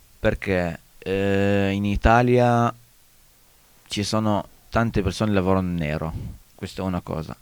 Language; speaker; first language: Italian; non-native, learner; Arabic